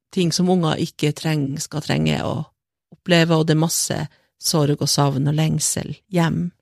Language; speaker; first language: Norwegian; native; Norwegian